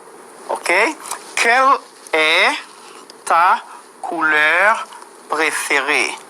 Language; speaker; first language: French; non-native, fluent; Spanish